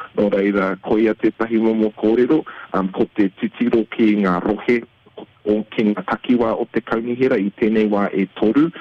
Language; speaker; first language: Māori; native; Māori